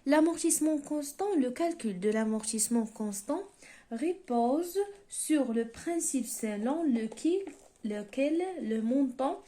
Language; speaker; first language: French; non-native, local second language; Arabic